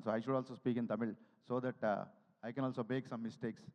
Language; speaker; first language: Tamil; non-native, learner; Telugu